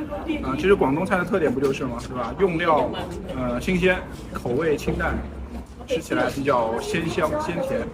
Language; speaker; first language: Chinese; native; Chinese